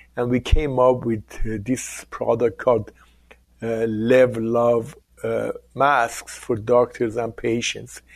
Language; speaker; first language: English; non-native, fluent; Persian